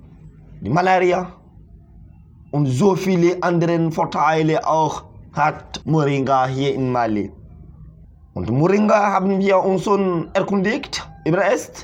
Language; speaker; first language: German; non-native, fluent; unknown